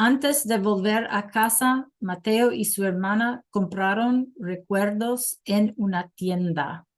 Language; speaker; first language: Spanish; non-native, fluent; English